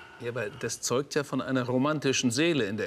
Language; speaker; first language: German; native; German